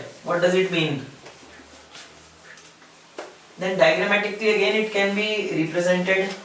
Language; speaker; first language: English; non-native, local second language; Hindi